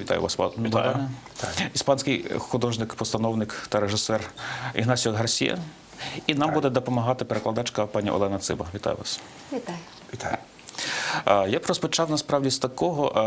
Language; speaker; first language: Ukrainian; native; Ukrainian